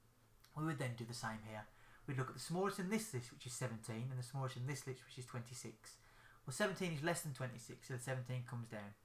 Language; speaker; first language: English; native; English